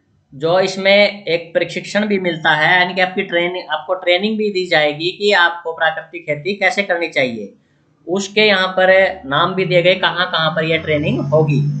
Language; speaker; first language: Hindi; native; Hindi